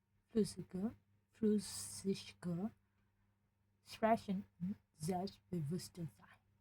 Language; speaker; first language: German; non-native, learner; Burmese